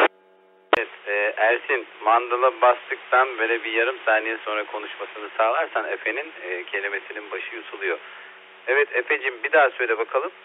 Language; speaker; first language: Turkish; native; Turkish